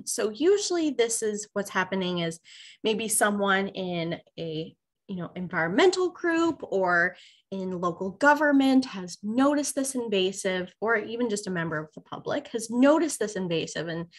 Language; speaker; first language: English; native; English